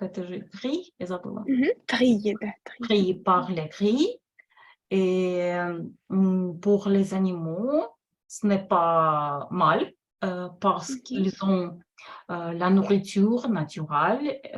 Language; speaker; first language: French; non-native, fluent; Russian